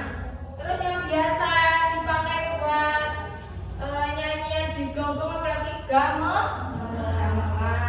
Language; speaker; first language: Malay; non-native, local second language; Javanese